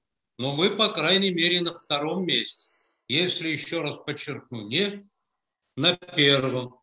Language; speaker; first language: Russian; native; Russian